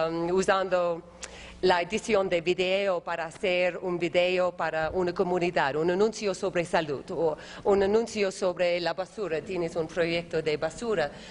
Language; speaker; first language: Spanish; non-native, fluent; English